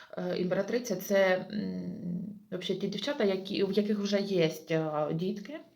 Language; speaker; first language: Ukrainian; non-native, local second language; Russian